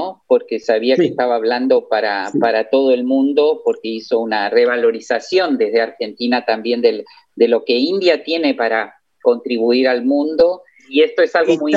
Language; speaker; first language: Spanish; native; Spanish